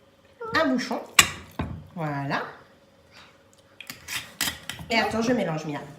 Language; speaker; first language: French; native; French